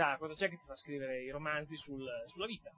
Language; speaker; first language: Italian; native; Italian